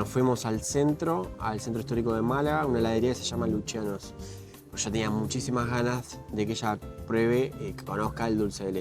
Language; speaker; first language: Spanish; native; Spanish